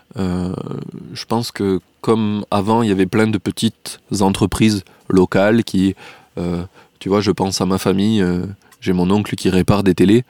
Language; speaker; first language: French; native; French